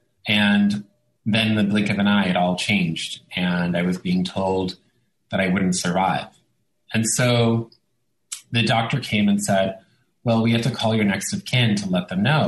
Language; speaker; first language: English; early bilingual, other home language; Italian